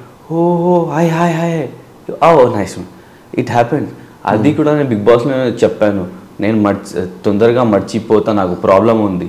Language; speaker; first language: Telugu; non-native, learner; Hindi